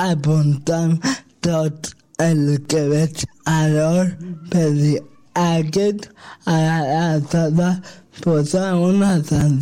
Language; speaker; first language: Catalan; non-native, local second language; Spanish